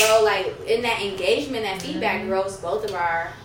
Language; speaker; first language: English; native; English